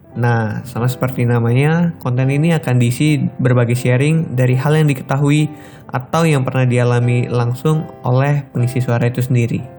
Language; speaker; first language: Indonesian; native; Indonesian